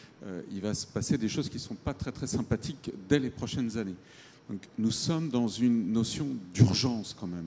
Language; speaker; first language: French; native; French